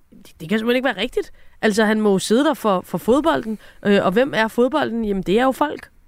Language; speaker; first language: Danish; native; Danish